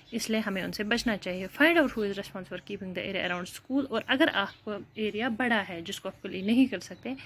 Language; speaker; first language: Urdu; non-native, local second language; Kashmiri